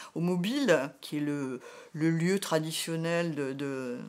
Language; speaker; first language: French; native; French